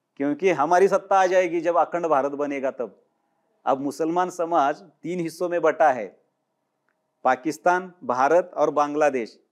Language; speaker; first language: Hindi; non-native, local second language; Marathi